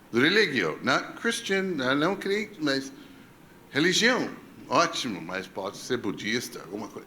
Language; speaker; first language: Portuguese; non-native, fluent; English